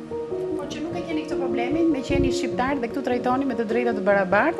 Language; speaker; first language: Albanian; native; Albanian